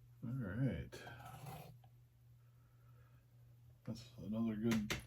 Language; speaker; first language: English; native; English